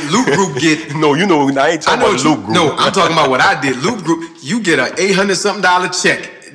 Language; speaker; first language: English; native; English